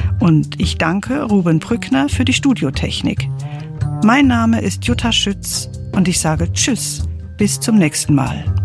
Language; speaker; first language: German; native; German